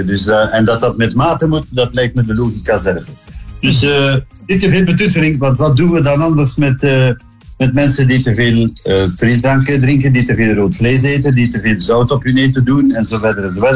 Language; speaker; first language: Dutch; native; Dutch